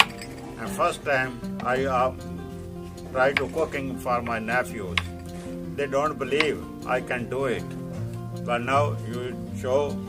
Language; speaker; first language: English; non-native, learner; Punjabi